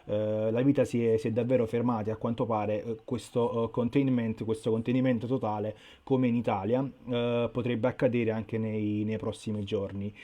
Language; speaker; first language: Italian; native; Italian